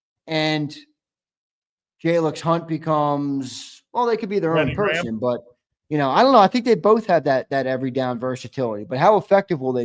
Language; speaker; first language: English; native; English